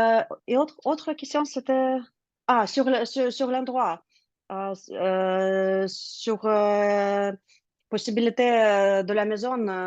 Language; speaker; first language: French; non-native, learner; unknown